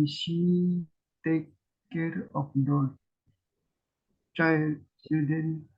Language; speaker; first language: English; non-native, learner; Indonesian